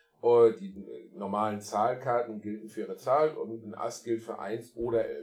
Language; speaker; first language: German; native; German